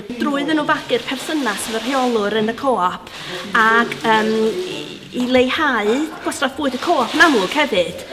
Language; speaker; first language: Welsh; native; Welsh